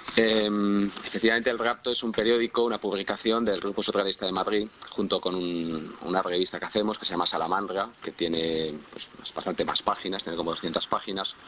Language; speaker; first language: Spanish; native; Spanish